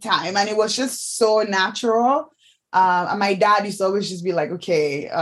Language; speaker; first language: English; non-native, local second language; Yoruba